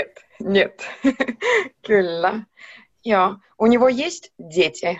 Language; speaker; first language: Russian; non-native, fluent; Finnish